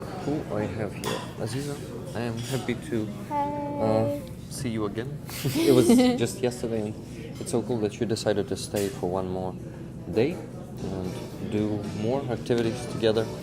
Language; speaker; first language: English; non-native, fluent; Ukrainian